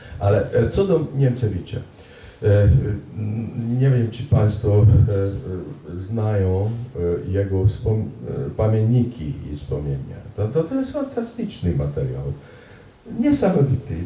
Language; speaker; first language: Polish; non-native, fluent; Hungarian